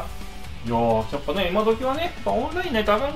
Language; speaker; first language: Japanese; native; Japanese